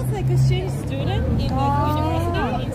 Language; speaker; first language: English; non-native, learner; Japanese